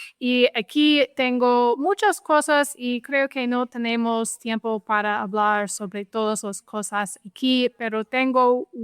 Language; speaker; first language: Spanish; non-native, fluent; English